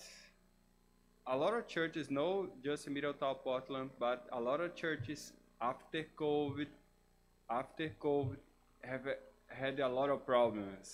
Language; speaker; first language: English; non-native, learner; Portuguese